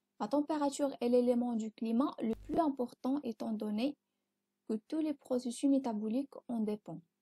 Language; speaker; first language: French; non-native, local second language; Arabic